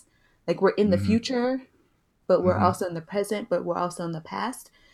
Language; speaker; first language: English; early bilingual, other home language; Yoruba